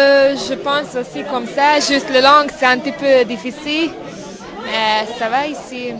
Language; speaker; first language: French; non-native, learner; Hungarian